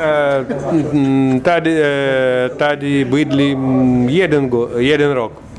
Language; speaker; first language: Czech; non-native, learner; Russian